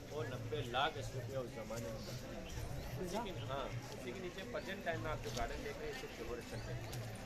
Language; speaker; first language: Hindi; native; Hindi